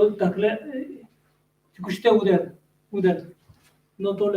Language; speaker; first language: Czech; non-native, learner; Korean